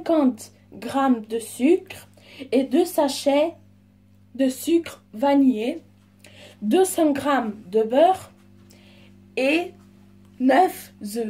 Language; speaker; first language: French; non-native, fluent; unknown